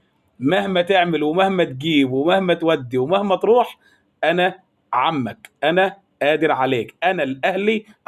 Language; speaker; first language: Arabic; native; Arabic